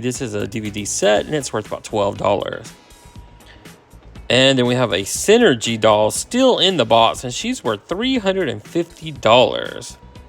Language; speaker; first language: English; native; English